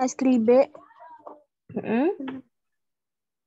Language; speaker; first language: Spanish; non-native, learner; Indonesian